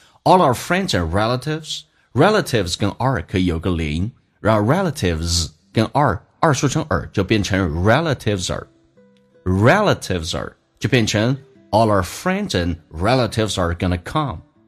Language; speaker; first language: English; non-native, fluent; Chinese